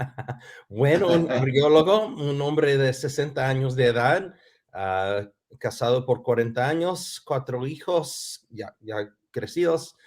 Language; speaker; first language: Spanish; non-native, fluent; English